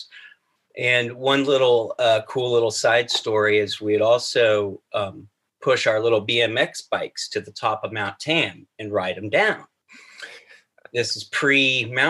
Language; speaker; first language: English; native; English